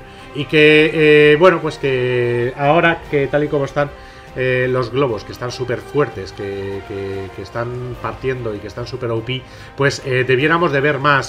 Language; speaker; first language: Spanish; native; Spanish